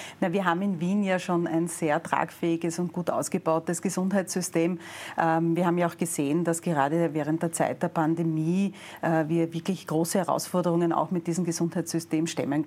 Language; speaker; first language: German; native; German